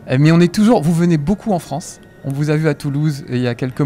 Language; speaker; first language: French; native; French